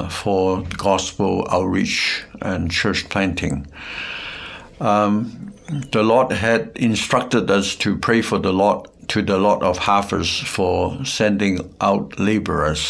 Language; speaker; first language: English; non-native, local second language; Cantonese